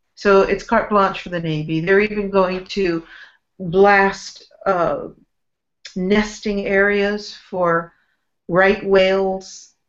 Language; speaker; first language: English; native; English